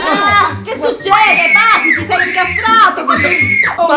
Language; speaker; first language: Italian; native; Italian